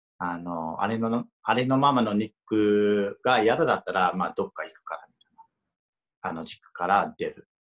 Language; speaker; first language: Japanese; non-native, fluent; English